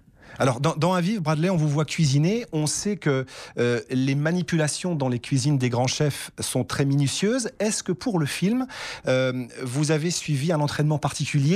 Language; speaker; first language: French; native; French